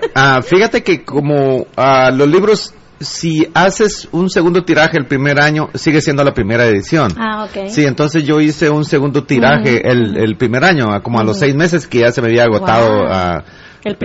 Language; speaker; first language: Spanish; native; Spanish